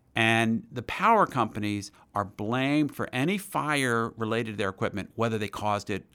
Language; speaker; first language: English; native; English